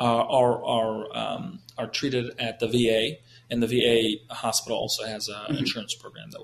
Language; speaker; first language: English; native; English